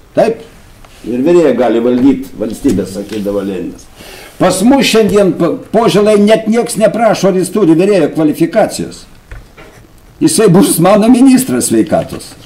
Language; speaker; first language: Lithuanian; native; Lithuanian